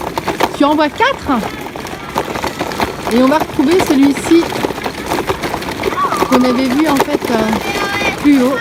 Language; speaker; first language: French; native; French